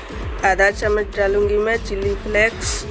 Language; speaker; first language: Hindi; native; Hindi